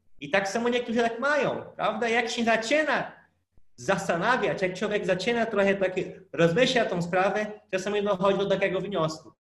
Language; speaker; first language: Polish; non-native, fluent; Portuguese